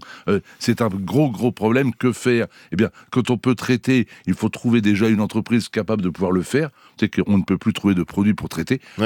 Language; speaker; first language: French; native; French